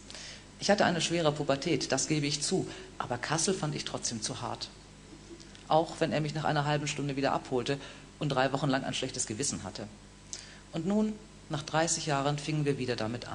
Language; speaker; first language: German; native; German